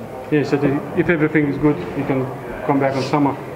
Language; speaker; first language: English; non-native, learner; Russian